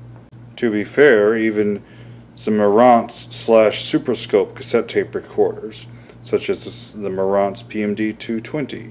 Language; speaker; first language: English; native; English